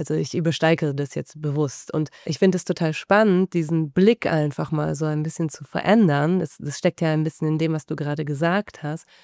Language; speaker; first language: German; native; German